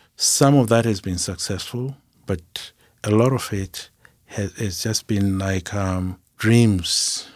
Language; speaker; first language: English; non-native, local second language; Shona